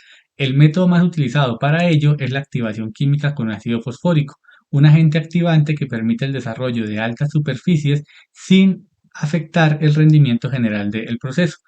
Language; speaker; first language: Spanish; native; Spanish